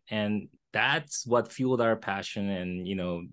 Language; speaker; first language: English; early bilingual, other home language; Korean